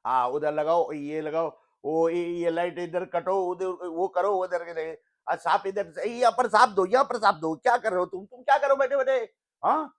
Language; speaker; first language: Hindi; non-native, local second language; Bangla